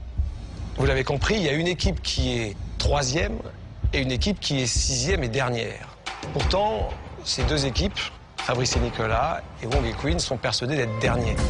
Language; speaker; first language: French; native; French